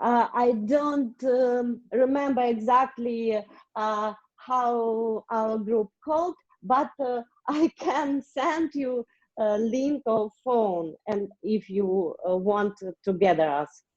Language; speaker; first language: English; non-native, learner; Russian